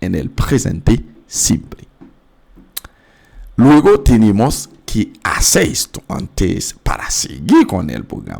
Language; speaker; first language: Spanish; non-native, fluent; French